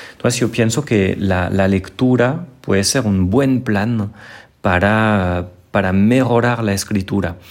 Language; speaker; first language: Spanish; non-native, fluent; French